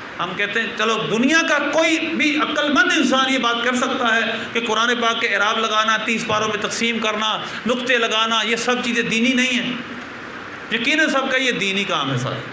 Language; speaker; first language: Urdu; non-native, local second language; Punjabi